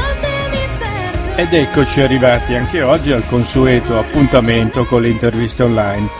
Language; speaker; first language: Italian; native; Italian